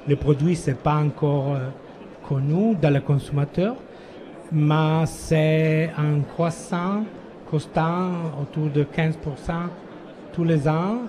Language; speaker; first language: French; non-native, fluent; Italian